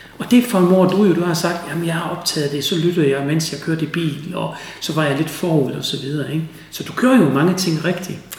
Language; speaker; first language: Danish; native; Danish